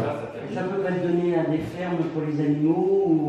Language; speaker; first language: French; native; French